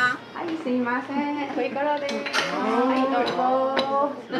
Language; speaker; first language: Japanese; non-native, fluent; Chinese